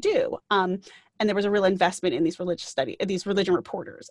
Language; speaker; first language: English; native; English